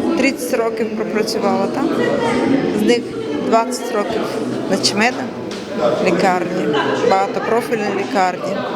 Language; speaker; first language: Ukrainian; non-native, fluent; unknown